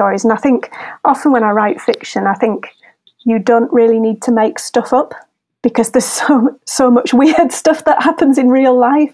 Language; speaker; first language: English; native; English